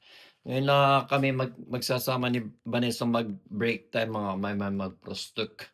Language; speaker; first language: Filipino; native; Filipino